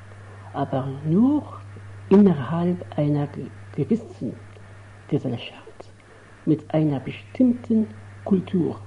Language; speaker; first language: German; non-native, fluent; Arabic